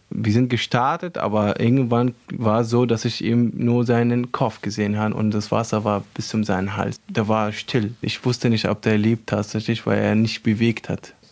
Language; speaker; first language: German; non-native, fluent; Arabic